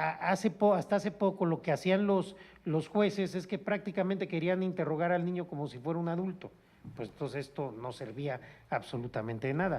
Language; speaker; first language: Spanish; native; Spanish